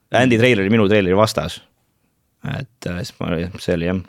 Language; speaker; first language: Estonian; native; Estonian